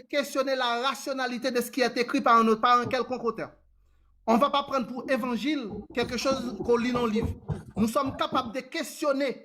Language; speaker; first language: French; non-native, local second language; Haitian Creole